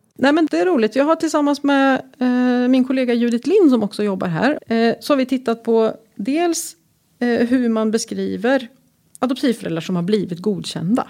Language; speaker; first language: Swedish; native; Swedish